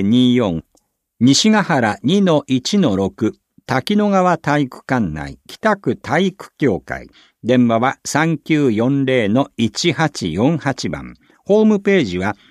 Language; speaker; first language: Japanese; native; Japanese